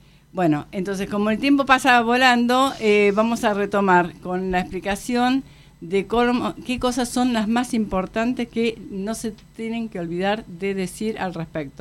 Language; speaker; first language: Spanish; native; Spanish